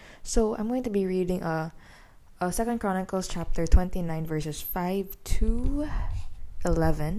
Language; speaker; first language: English; non-native, local second language; Filipino